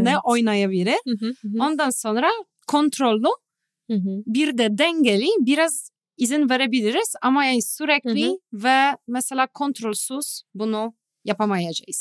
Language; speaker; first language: Turkish; non-native, fluent; Polish